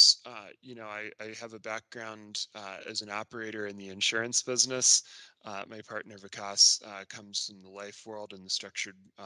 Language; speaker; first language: English; native; English